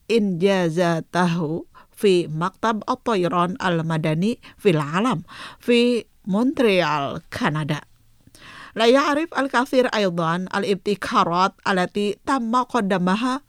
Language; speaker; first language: Arabic; non-native, fluent; Indonesian